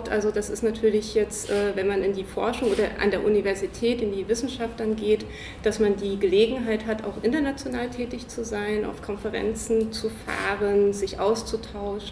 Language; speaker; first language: German; native; German